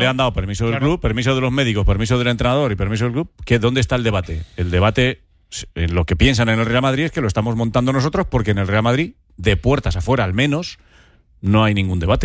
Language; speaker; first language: Spanish; native; Spanish